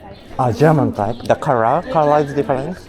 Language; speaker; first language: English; non-native, learner; Japanese